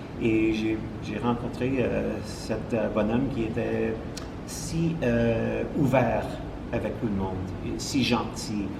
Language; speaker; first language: French; non-native, local second language; English